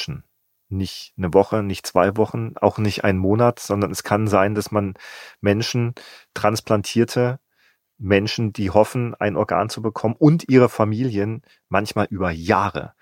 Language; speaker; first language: German; native; German